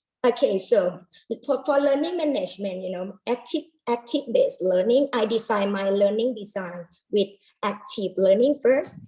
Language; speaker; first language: English; non-native, learner; Thai